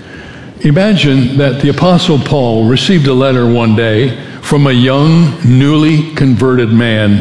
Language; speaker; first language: English; native; English